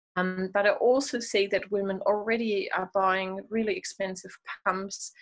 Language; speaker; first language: English; non-native, fluent; German